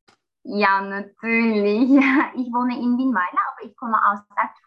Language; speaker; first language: German; non-native, learner; Turkish